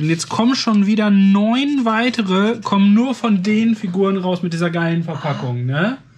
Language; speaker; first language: German; native; German